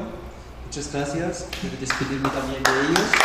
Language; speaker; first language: Spanish; non-native, fluent; German